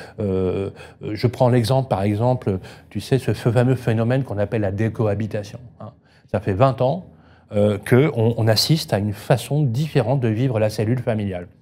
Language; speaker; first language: French; native; French